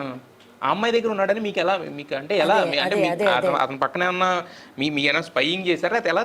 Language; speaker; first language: Telugu; native; Telugu